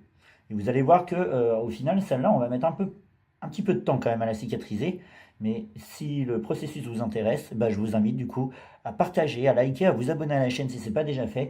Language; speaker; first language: French; native; French